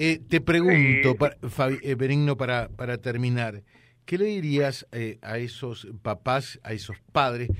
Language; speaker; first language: Spanish; native; Spanish